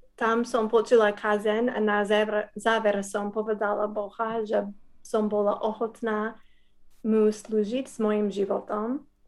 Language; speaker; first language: Slovak; non-native, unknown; English